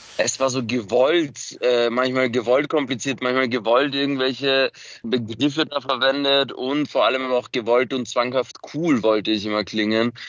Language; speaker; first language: German; early bilingual, other home language; Macedonian